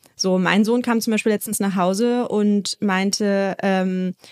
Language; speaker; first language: German; native; German